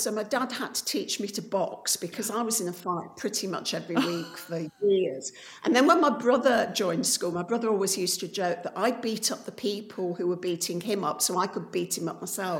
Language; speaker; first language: English; native; English